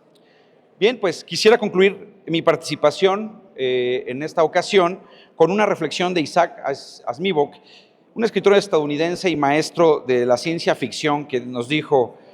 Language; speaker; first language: Spanish; native; Spanish